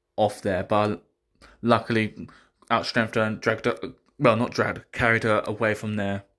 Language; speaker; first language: English; native; English